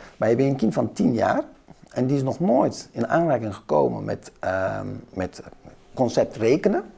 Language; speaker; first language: Dutch; early bilingual, other home language; Kurdish